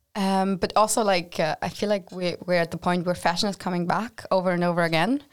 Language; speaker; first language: English; non-native, fluent; German